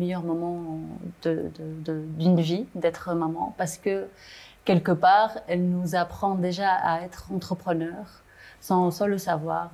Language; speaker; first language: French; non-native, local second language; Arabic